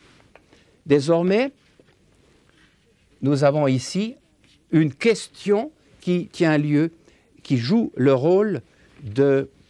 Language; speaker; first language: French; native; French